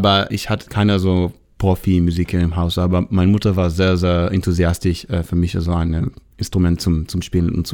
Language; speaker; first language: German; non-native, learner; Hebrew